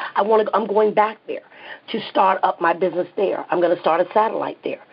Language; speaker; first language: English; native; English